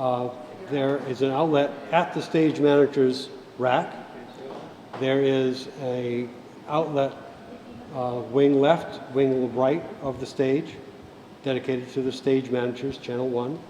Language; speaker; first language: English; native; English